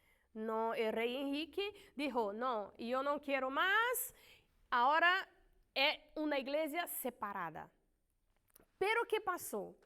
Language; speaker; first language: Spanish; non-native, learner; Portuguese